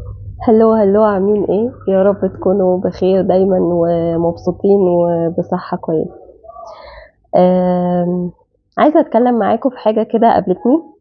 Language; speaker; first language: Arabic; native; Arabic